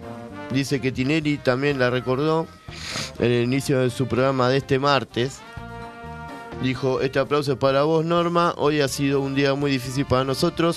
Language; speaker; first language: Spanish; native; Spanish